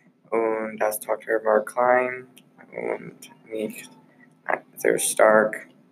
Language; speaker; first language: German; non-native, learner; English